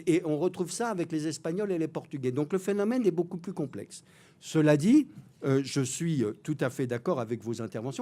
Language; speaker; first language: French; native; French